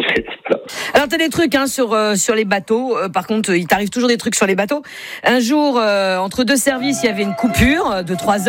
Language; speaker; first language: French; native; French